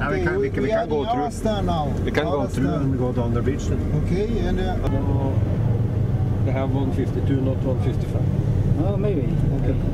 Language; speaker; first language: English; non-native, learner; Arabic